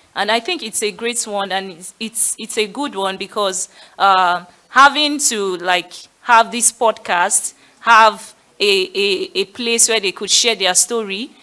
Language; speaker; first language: English; non-native, local second language; Yoruba